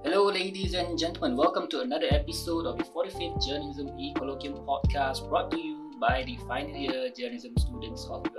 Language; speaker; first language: English; non-native, local second language; Malay